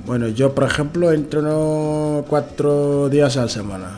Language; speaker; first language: Spanish; non-native, learner; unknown